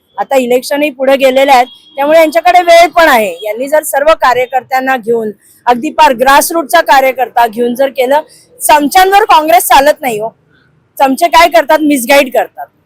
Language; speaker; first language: Marathi; non-native, local second language; Hindi